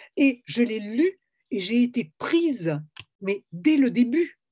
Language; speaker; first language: French; native; French